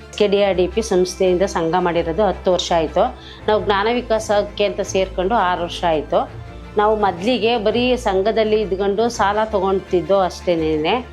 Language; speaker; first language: Kannada; native; Kannada